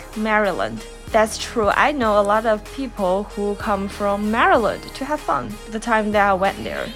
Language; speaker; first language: English; non-native, fluent; Chinese